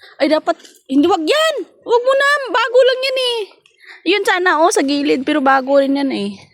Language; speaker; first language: Filipino; native; Filipino